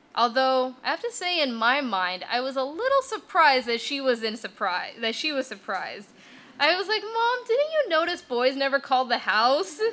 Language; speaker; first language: English; native; English